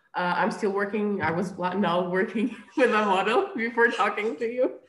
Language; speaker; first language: English; non-native, fluent; Portuguese